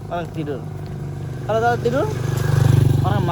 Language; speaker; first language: Indonesian; non-native, learner; Bangla